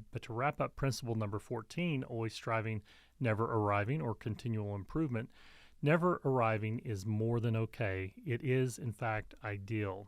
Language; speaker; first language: English; native; English